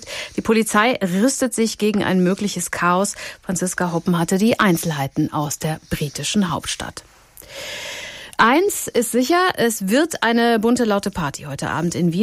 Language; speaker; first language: German; native; German